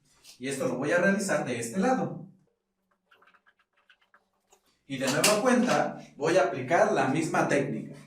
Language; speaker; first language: Spanish; native; Spanish